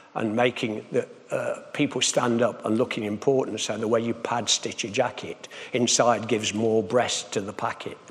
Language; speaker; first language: English; native; English